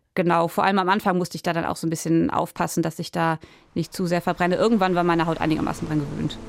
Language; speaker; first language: German; native; German